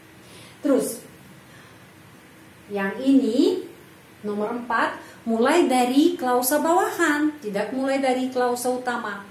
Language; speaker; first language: Indonesian; non-native, fluent; Russian